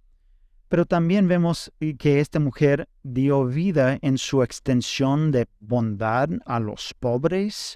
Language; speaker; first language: Spanish; non-native, fluent; English